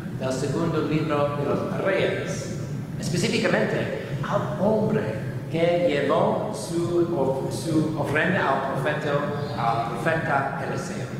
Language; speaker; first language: Spanish; non-native, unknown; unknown